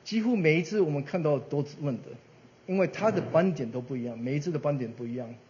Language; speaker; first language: Chinese; early bilingual, heritage; Chinese